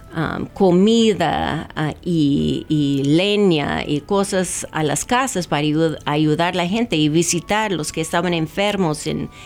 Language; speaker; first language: Spanish; non-native, fluent; English